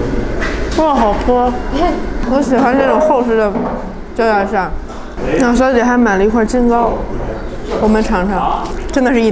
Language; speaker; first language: Chinese; native; Chinese